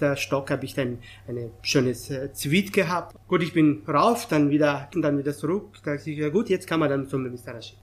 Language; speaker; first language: German; non-native, fluent; Persian